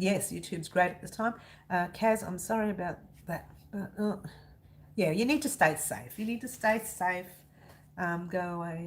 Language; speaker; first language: English; native; English